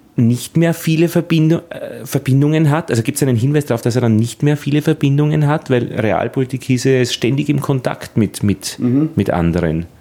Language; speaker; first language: German; native; German